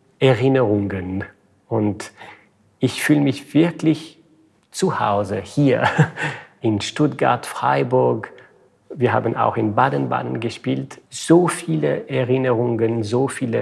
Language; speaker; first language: German; non-native, fluent; French